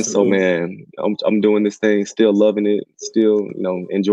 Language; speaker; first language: English; native; English